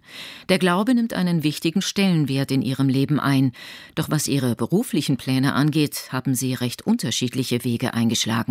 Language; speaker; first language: German; native; German